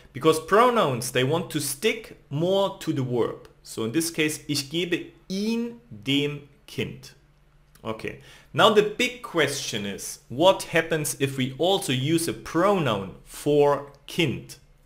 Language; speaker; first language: English; non-native, fluent; German